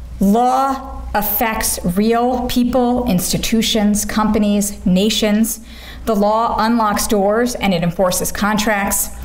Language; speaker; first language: English; native; English